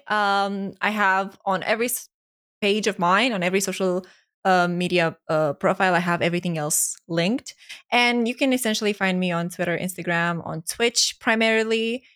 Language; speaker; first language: English; non-native, fluent; Romanian